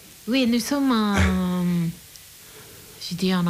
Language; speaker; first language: French; non-native, learner; English